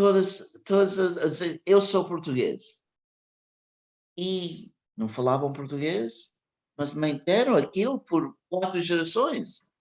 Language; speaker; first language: Portuguese; early bilingual, heritage; English